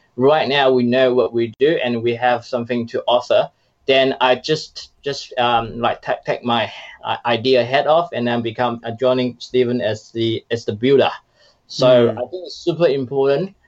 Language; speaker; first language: English; non-native, fluent; Chinese